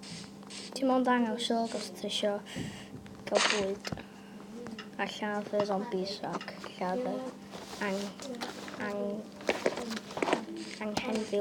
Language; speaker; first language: Welsh; non-native, local second language; English